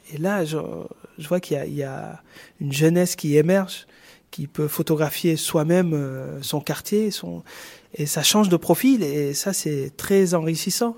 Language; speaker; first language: French; non-native, local second language; Wolof